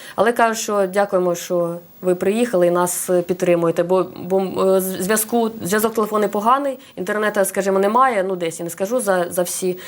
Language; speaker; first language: Ukrainian; non-native, local second language; Russian